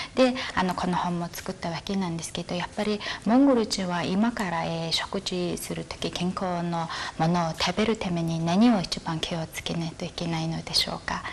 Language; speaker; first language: Japanese; non-native, fluent; Mongolian